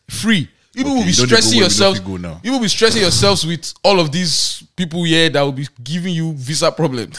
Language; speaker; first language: English; native; English